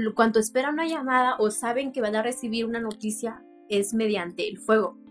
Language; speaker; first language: Spanish; non-native, local second language; Mixtepec Mixtec